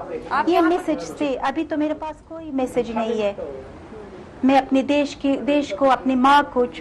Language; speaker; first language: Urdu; non-native, fluent; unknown